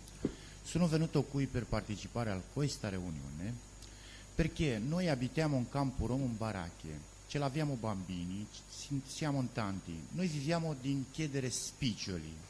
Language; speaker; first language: Italian; non-native, learner; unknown